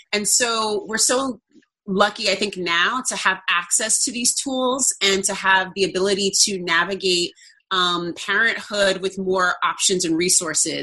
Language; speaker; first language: English; native; English